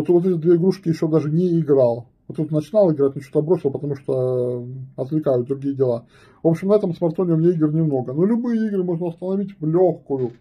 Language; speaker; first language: Russian; native; Russian